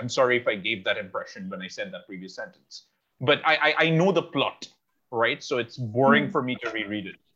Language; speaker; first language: English; non-native, local second language; Bangla